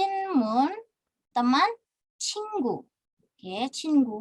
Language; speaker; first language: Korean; non-native, fluent; Indonesian